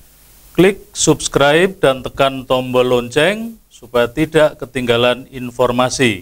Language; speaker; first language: Indonesian; native; Indonesian